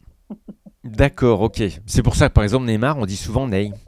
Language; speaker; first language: French; native; French